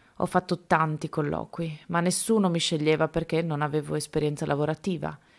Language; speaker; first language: Italian; non-native, fluent; Spanish